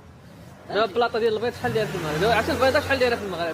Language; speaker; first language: Arabic; native; Arabic